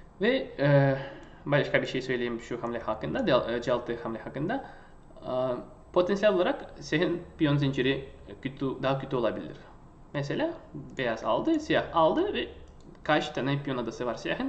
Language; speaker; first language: Turkish; non-native, fluent; Russian